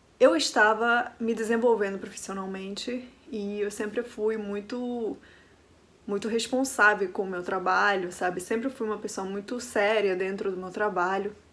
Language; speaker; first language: Portuguese; non-native, fluent; Spanish